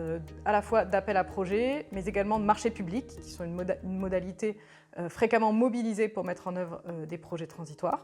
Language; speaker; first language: French; native; French